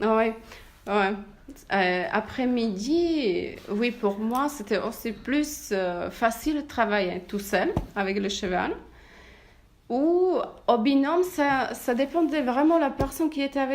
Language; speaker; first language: French; non-native, fluent; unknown